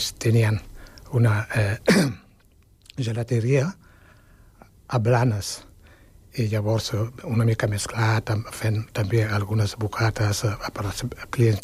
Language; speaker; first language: Catalan; non-native, fluent; Wolof